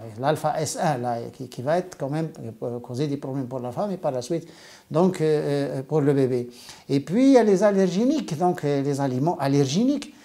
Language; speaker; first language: French; non-native, local second language; Arabic